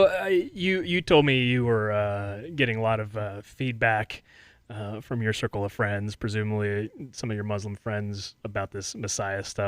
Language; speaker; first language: English; native; English